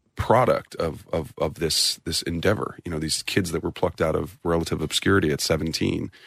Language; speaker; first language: English; native; English